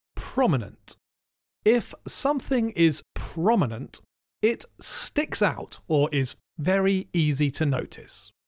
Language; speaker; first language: English; native; English